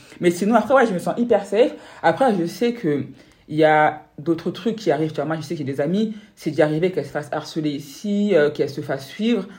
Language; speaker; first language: French; native; French